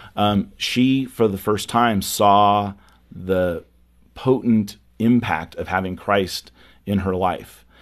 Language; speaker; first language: English; native; English